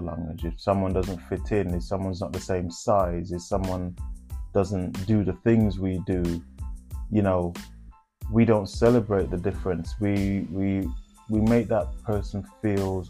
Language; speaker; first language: English; non-native, local second language; Jamaican Creole English